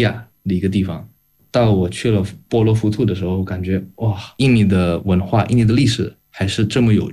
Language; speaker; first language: Chinese; non-native, fluent; Indonesian